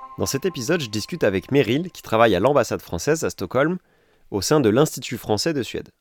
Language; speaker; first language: French; native; French